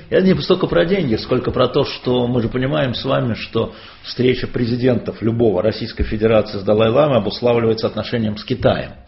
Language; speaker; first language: Russian; native; Russian